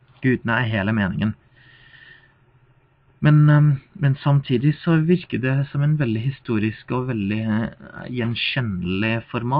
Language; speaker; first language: Norwegian; non-native, fluent; English